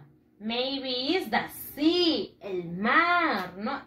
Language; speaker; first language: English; non-native, fluent; Spanish